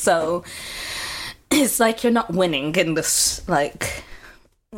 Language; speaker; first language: English; native; English